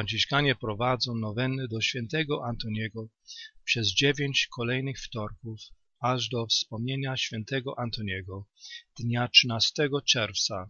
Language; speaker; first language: Polish; native; Polish